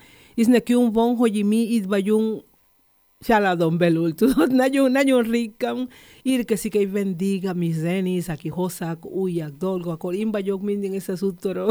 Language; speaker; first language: Hungarian; non-native, learner; Spanish